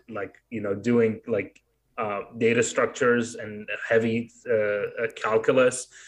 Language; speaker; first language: English; non-native, fluent; Arabic